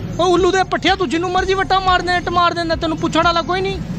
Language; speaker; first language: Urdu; non-native, local second language; Punjabi